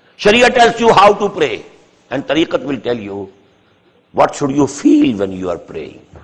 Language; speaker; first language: English; non-native, local second language; Urdu